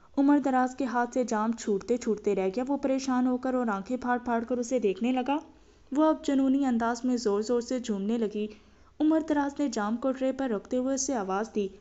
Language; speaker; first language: Hindi; native; Hindi